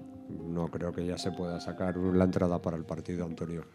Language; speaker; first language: Spanish; native; Spanish